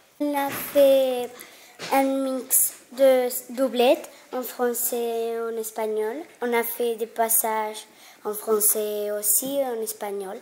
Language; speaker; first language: French; non-native, local second language; Spanish